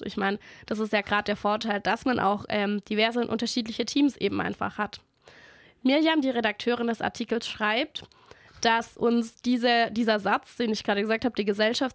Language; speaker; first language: German; native; German